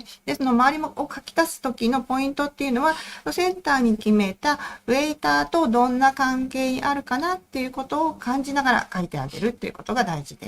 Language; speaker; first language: Japanese; native; Japanese